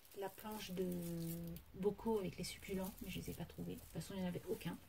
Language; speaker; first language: French; native; French